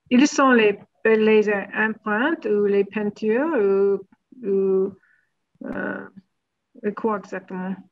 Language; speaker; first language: French; non-native, learner; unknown